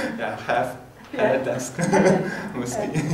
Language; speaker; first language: Danish; non-native, learner; Chinese